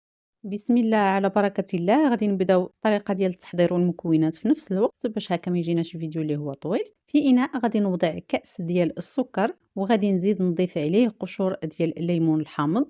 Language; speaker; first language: Arabic; native; Arabic